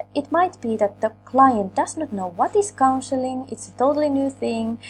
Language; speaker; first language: English; non-native, fluent; Finnish